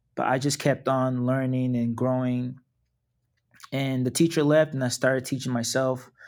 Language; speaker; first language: English; non-native, local second language; Yoruba